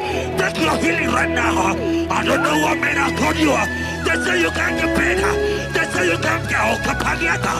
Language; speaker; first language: English; non-native, local second language; Igbo